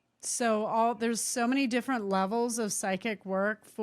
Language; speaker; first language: English; native; English